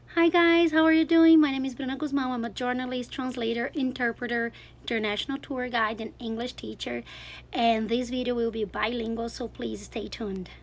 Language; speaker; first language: English; non-native, fluent; Portuguese